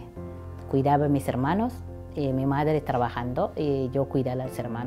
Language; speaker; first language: Spanish; non-native, learner; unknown